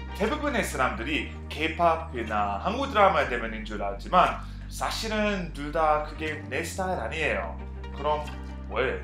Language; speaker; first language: Korean; non-native, fluent; English